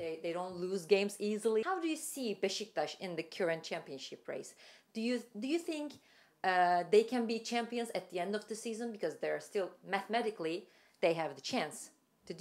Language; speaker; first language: English; non-native, fluent; Turkish